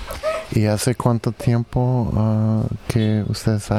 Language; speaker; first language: Spanish; non-native, fluent; English